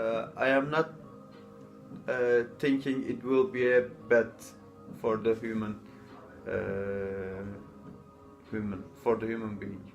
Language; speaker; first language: English; non-native, fluent; Turkish